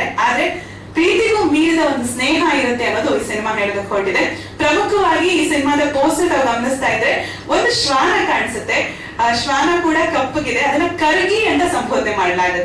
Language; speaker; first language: Kannada; native; Kannada